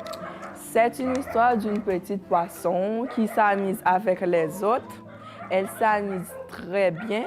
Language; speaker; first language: French; non-native, local second language; Haitian Creole